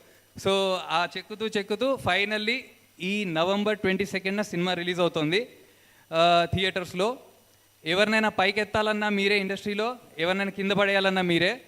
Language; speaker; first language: Telugu; native; Telugu